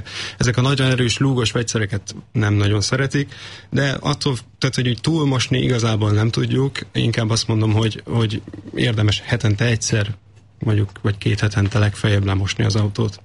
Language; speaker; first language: Hungarian; native; Hungarian